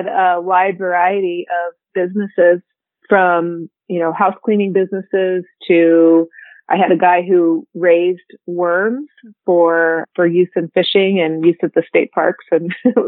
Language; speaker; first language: English; native; English